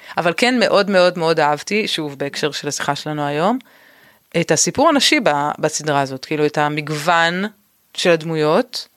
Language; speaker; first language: Hebrew; native; Hebrew